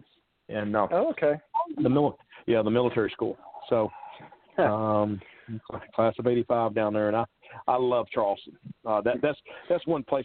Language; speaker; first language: English; native; English